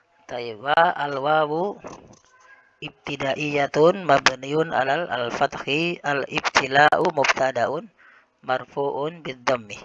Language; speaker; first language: Arabic; non-native, fluent; Indonesian